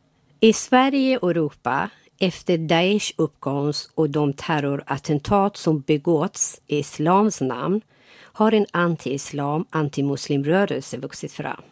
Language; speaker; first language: Swedish; non-native, fluent; Persian